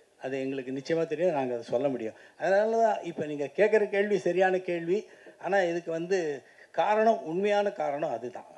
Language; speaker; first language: Tamil; native; Tamil